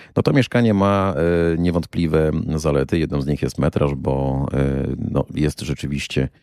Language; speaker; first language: Polish; native; Polish